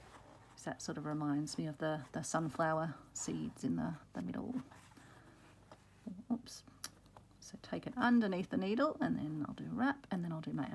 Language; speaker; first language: English; native; English